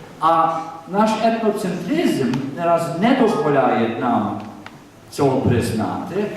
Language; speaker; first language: Ukrainian; early bilingual, heritage; Ukrainian